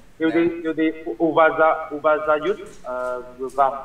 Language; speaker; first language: Russian; non-native, learner; Vietnamese